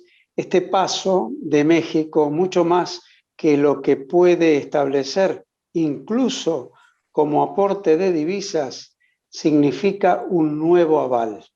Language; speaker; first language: Spanish; native; Spanish